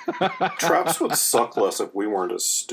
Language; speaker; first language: English; native; English